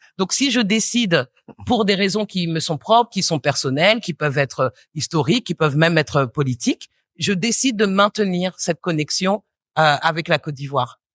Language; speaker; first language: French; native; French